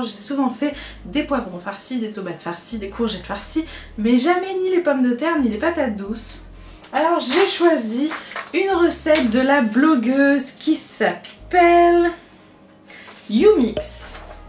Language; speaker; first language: French; native; French